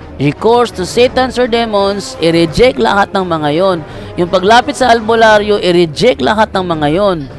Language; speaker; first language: Filipino; non-native, local second language; Cebuano